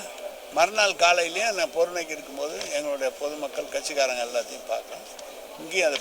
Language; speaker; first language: Tamil; native; Tamil